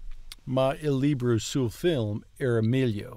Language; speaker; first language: Italian; non-native, learner; English